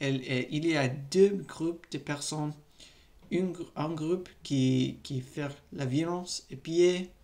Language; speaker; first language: French; non-native, learner; English